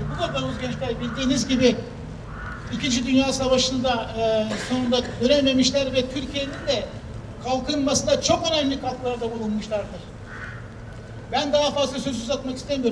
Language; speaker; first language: Turkish; native; Turkish